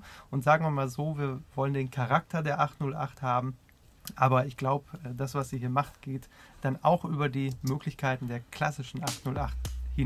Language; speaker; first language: German; native; German